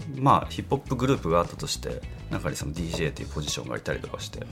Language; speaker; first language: Japanese; native; Japanese